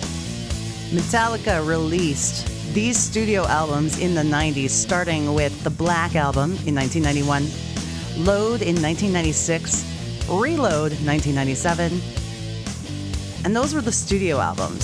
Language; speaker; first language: English; native; English